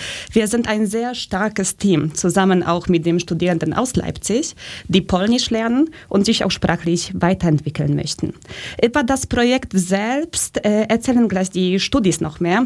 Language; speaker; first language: German; early bilingual, other home language; Polish